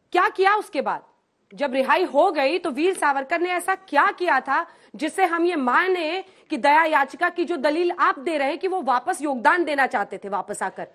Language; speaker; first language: Hindi; native; Hindi